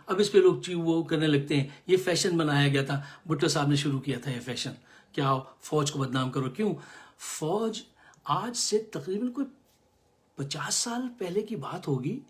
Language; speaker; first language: Urdu; native; Urdu